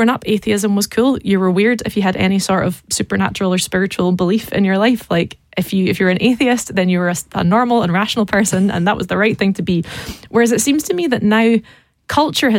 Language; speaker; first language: English; native; English